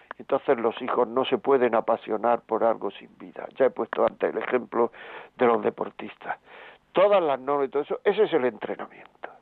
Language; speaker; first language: Spanish; native; Spanish